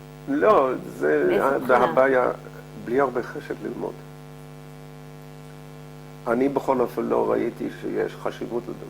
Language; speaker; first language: Hebrew; non-native, fluent; Dutch